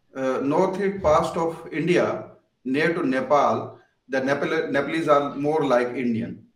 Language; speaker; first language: English; non-native, local second language; Punjabi